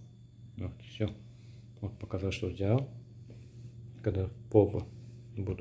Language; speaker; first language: Russian; non-native, learner; Azerbaijani